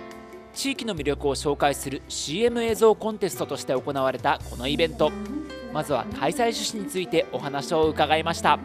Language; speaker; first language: Japanese; native; Japanese